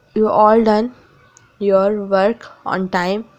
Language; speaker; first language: English; non-native, local second language; Urdu